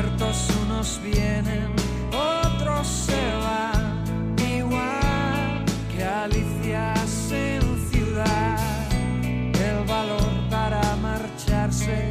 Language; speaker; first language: Catalan; native; Catalan